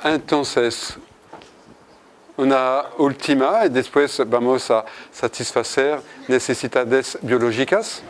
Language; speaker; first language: Spanish; non-native, fluent; French